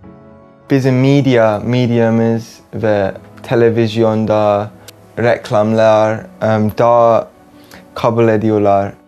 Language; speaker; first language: Turkish; early bilingual, heritage; English